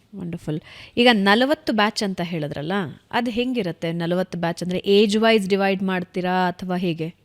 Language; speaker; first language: Kannada; native; Kannada